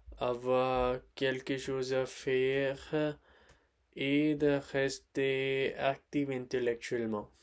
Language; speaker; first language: French; non-native, learner; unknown